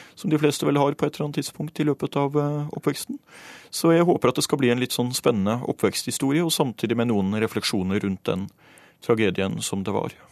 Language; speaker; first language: Norwegian; native; Norwegian